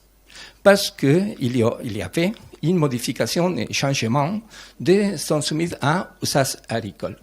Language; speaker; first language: French; non-native, learner; Spanish